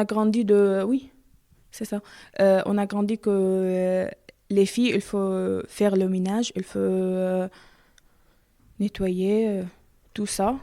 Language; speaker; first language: French; non-native, learner; Arabic